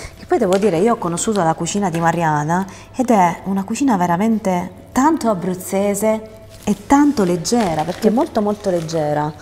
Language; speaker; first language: Italian; native; Italian